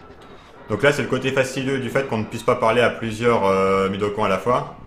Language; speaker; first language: French; native; French